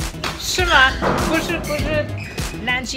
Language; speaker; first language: Chinese; non-native, learner; English